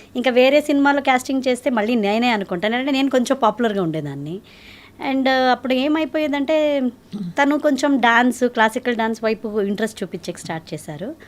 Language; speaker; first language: Telugu; native; Telugu